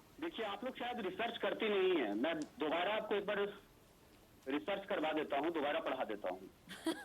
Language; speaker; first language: Hindi; native; Hindi